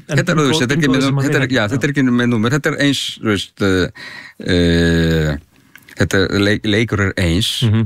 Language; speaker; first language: Icelandic; non-native, learner; Spanish